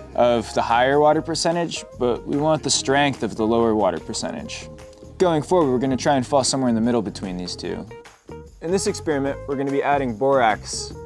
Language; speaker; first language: English; native; English